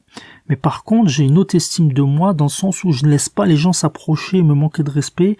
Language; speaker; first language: French; native; French